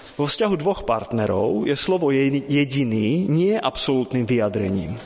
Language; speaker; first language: Slovak; native; Slovak